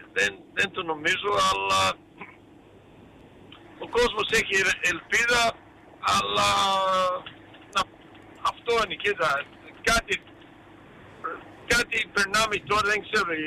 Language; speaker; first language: Greek; early bilingual, heritage; Greek